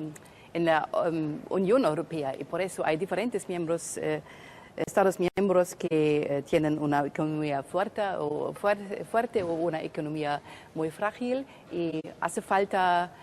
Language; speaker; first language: Spanish; non-native, fluent; German